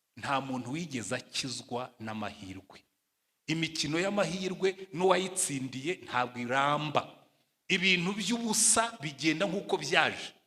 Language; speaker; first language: Kinyarwanda; native; Kinyarwanda